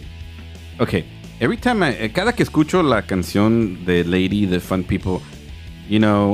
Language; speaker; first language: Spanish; early bilingual, heritage; Spanish